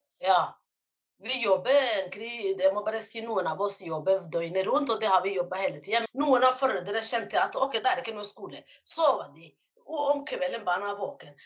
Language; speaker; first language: Norwegian; non-native, fluent; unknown